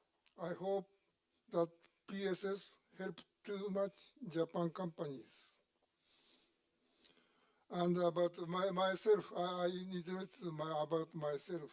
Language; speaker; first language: English; non-native, learner; Japanese